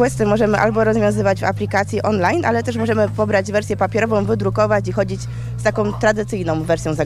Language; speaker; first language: Polish; native; Polish